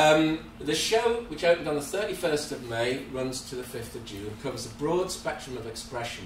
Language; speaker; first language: English; native; English